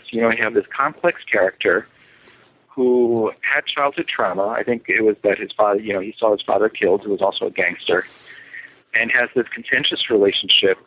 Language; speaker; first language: English; native; English